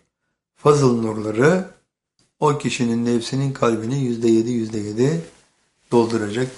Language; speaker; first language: Turkish; native; Turkish